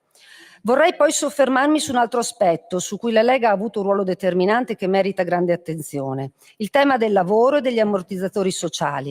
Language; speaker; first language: Italian; native; Italian